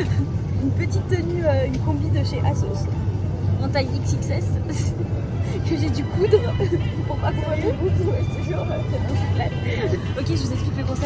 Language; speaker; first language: French; native; French